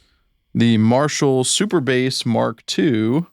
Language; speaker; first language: English; native; English